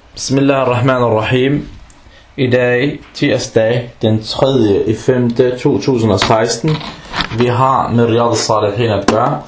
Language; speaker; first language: Danish; non-native, fluent; Arabic